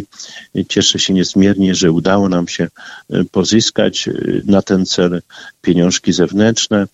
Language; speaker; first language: Polish; native; Polish